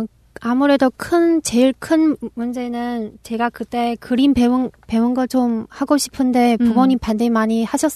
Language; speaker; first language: Korean; non-native, learner; Chinese